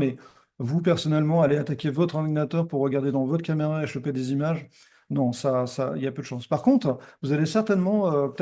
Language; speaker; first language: French; native; French